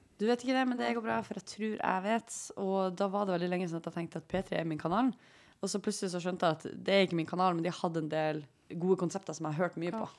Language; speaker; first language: Norwegian; native; Norwegian